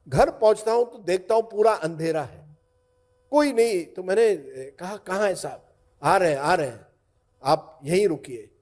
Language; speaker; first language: Hindi; non-native, local second language; Marathi